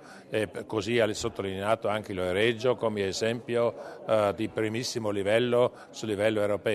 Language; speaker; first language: Italian; non-native, local second language; German